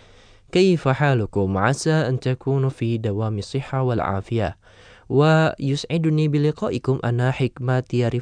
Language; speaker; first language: Arabic; non-native, fluent; Indonesian